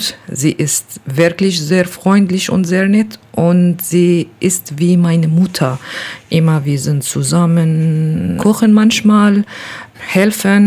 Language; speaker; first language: German; non-native, learner; Kurdish